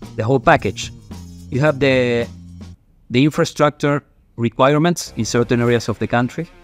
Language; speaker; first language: English; non-native, fluent; Spanish